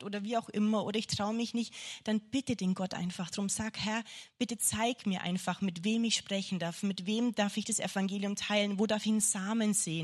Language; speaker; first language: German; native; German